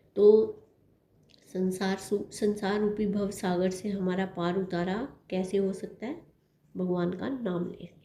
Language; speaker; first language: Hindi; non-native, local second language; Punjabi